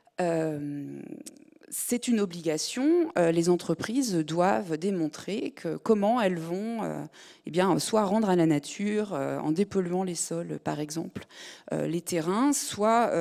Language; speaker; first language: French; native; French